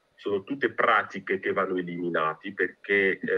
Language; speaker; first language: Italian; non-native, fluent; French